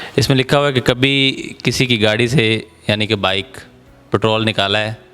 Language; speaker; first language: Urdu; non-native, local second language; Punjabi